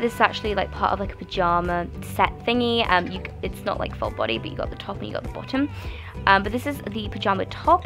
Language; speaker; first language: English; native; English